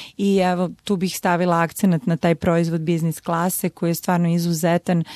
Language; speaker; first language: Serbian; native; Serbian